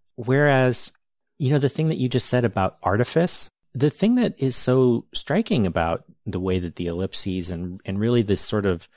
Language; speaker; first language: English; native; English